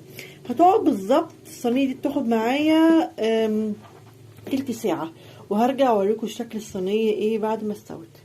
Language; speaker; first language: Arabic; native; Arabic